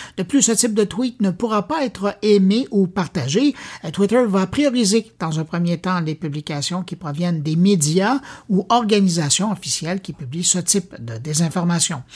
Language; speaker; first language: French; native; French